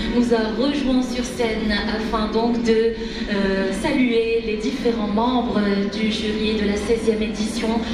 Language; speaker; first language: French; non-native, local second language; Arabic